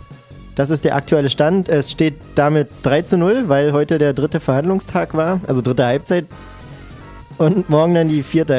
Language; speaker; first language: German; native; German